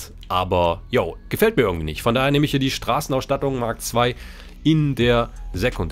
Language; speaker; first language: German; native; German